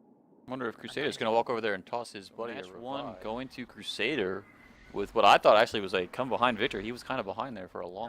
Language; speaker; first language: English; native; English